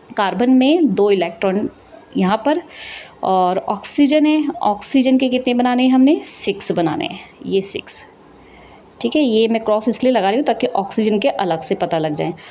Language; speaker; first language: Hindi; native; Hindi